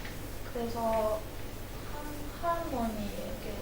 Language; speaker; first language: Korean; non-native, learner; Chinese